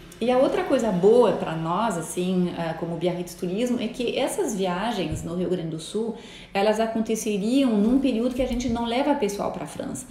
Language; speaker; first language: Portuguese; non-native, fluent; French